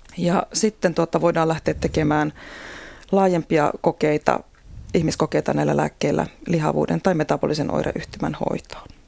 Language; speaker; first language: Finnish; native; Finnish